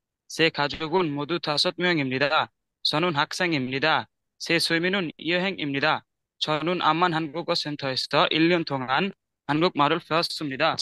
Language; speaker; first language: Korean; non-native, learner; Bangla